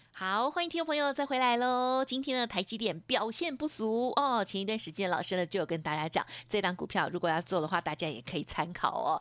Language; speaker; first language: Chinese; native; Chinese